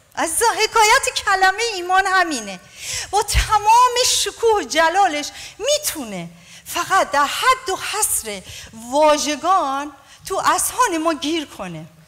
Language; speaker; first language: Persian; native; Persian